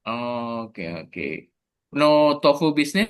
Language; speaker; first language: English; non-native, learner; Indonesian